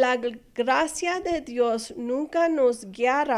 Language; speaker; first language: Spanish; non-native, fluent; English